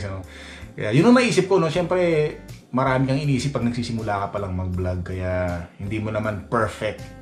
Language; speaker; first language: Filipino; native; Filipino